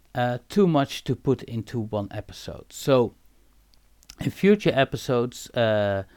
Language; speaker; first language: English; non-native, fluent; Dutch